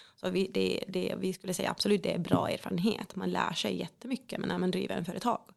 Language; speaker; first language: Swedish; non-native, fluent; Finnish